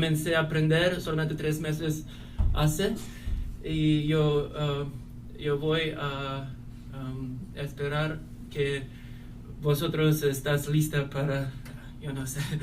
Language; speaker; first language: Spanish; non-native, learner; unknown